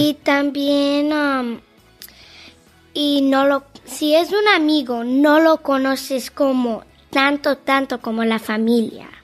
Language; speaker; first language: Spanish; early bilingual, heritage; Spanish